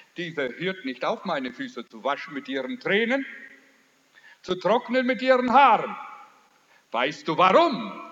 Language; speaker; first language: German; early bilingual, heritage; German